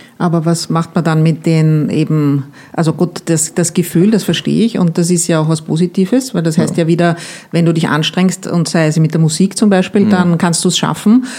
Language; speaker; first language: German; native; German